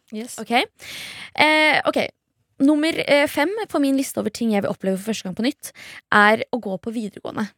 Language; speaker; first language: Norwegian; native; Norwegian